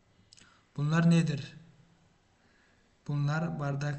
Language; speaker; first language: Turkish; non-native, fluent; Uzbek